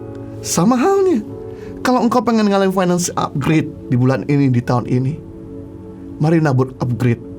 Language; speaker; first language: Indonesian; native; Indonesian